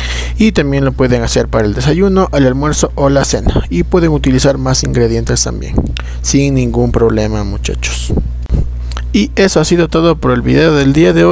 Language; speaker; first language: Spanish; native; Spanish